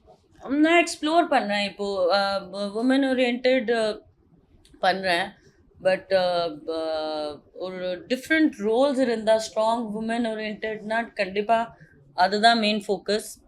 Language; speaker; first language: Tamil; non-native, fluent; Hindi